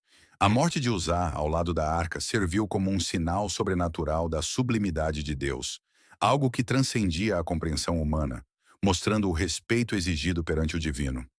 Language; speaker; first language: Portuguese; native; Portuguese